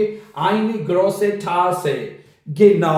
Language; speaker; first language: German; non-native, fluent; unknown